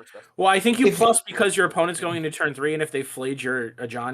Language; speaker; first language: English; native; English